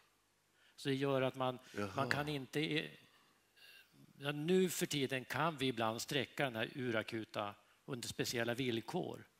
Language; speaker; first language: Swedish; native; Swedish